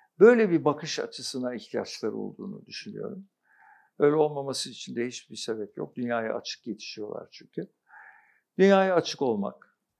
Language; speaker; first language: Turkish; native; Turkish